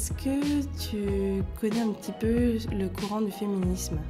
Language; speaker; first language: French; native; French